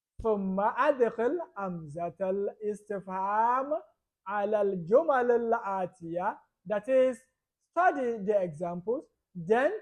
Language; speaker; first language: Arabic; non-native, fluent; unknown